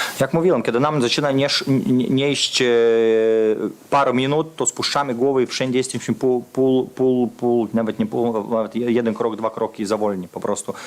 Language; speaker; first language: Polish; non-native, fluent; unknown